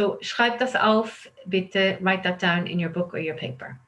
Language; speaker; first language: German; non-native, fluent; English